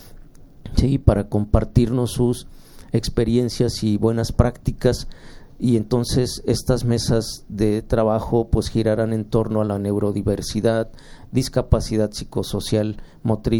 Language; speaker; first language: Spanish; native; Spanish